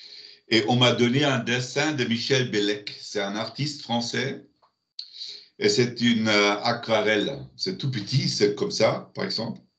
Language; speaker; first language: French; non-native, learner; German